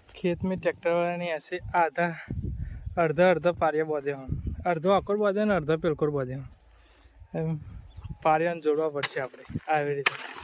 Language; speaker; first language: Hindi; non-native, local second language; Gujarati